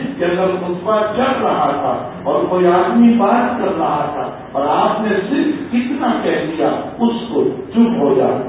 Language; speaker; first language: Urdu; non-native, local second language; Gujarati